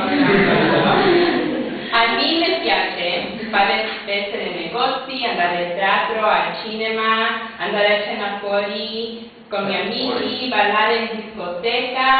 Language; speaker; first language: Italian; non-native, learner; English